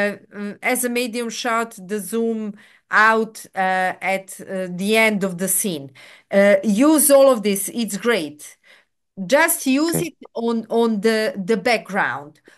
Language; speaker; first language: English; non-native, fluent; Serbian